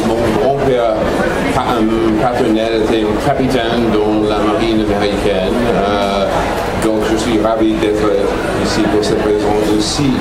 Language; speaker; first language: French; non-native, fluent; English